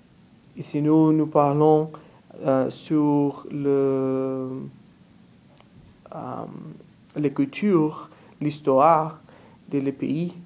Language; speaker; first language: French; non-native, learner; Portuguese